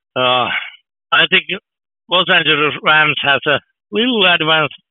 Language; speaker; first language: English; non-native, fluent; Finnish